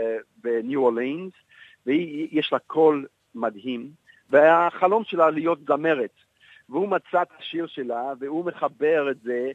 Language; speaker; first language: Hebrew; non-native, fluent; English